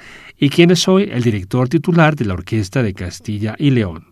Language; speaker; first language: Spanish; native; Spanish